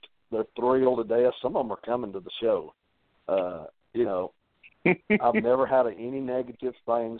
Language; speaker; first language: English; native; English